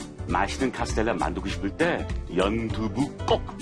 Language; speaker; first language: Korean; non-native, fluent; English